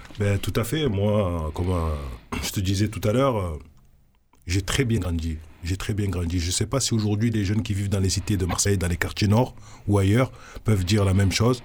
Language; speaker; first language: French; native; French